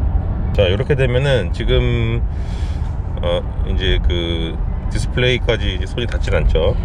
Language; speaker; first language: Korean; native; Korean